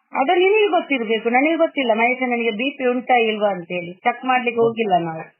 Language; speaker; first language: Kannada; native; Kannada